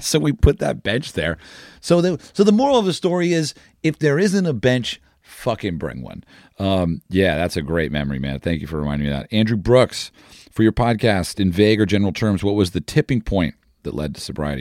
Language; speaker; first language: English; native; English